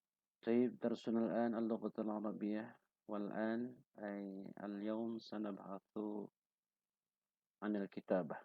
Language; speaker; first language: Arabic; non-native, fluent; Indonesian